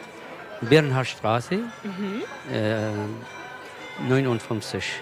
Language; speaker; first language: German; non-native, learner; Kurdish